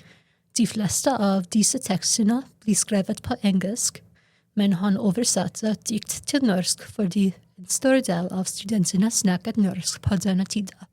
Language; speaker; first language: Norwegian; non-native, learner; English